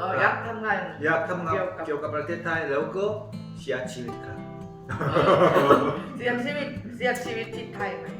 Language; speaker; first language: Thai; non-native, learner; Korean